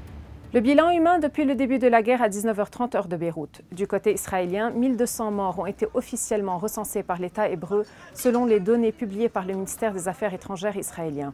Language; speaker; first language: French; non-native, local second language; Arabic